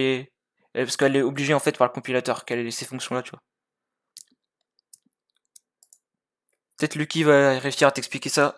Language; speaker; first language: French; native; French